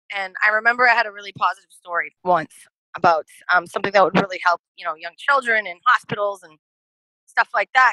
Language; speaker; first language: English; native; English